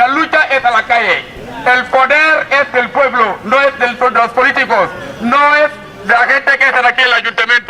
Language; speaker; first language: Spanish; non-native, fluent; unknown